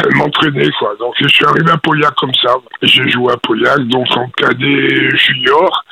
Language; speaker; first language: French; native; French